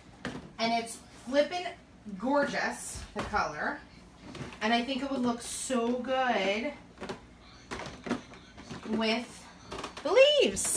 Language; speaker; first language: English; native; English